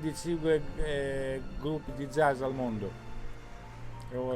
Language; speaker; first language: Italian; non-native, fluent; Greek